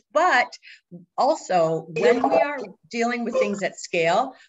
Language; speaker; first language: English; native; English